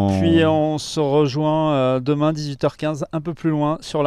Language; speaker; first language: French; native; French